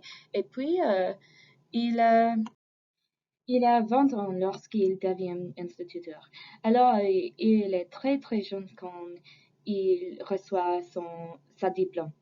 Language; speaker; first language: French; non-native, fluent; English